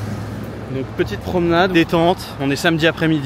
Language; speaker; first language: French; native; French